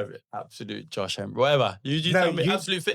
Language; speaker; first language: English; native; English